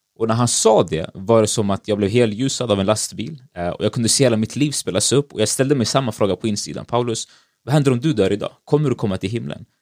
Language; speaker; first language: Swedish; early bilingual, other home language; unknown